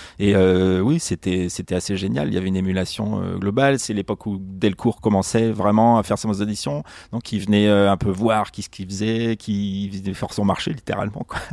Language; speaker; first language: French; native; French